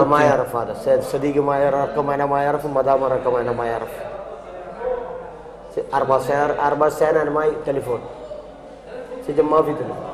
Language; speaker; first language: Arabic; non-native, learner; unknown